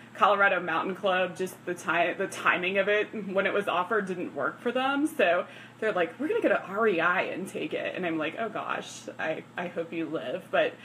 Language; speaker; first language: English; native; English